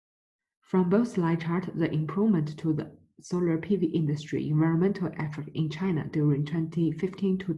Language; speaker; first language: English; non-native, fluent; Chinese